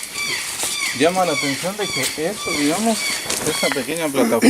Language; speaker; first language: Spanish; native; Spanish